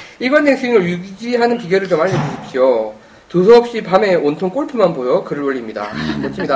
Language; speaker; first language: Korean; native; Korean